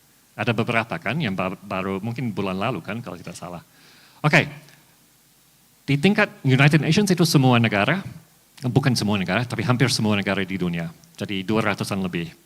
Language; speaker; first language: Indonesian; non-native, fluent; English